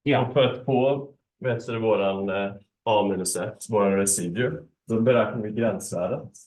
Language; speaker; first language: Swedish; native; Swedish